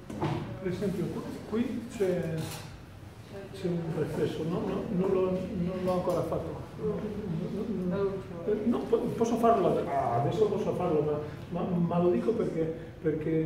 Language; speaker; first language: Italian; non-native, fluent; Spanish